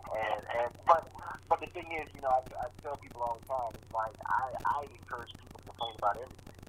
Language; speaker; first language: English; native; English